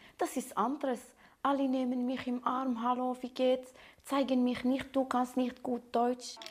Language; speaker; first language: German; non-native, learner; Arabic